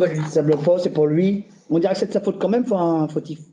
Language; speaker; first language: French; native; French